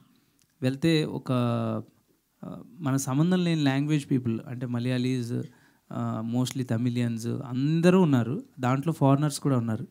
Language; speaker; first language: Telugu; native; Telugu